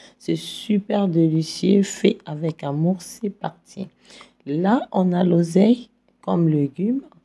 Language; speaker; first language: French; non-native, local second language; Lingala